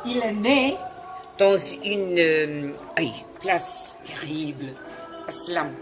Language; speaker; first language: French; non-native, learner; English